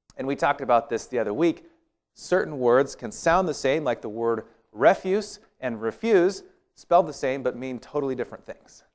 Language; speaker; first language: English; native; English